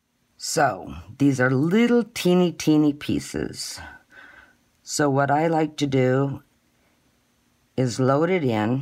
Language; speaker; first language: English; native; English